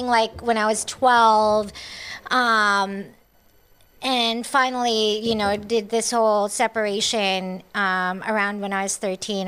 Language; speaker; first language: English; non-native, local second language; Cebuano